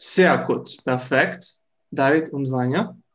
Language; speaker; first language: German; non-native, fluent; Serbian